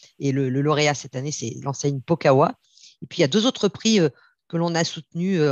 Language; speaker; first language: French; native; French